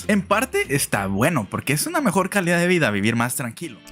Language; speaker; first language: Spanish; native; Spanish